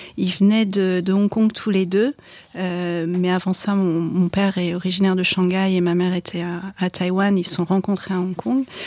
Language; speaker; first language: French; early bilingual, other home language; Chinese